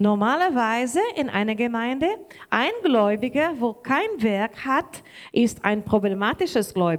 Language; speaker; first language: German; non-native, learner; Portuguese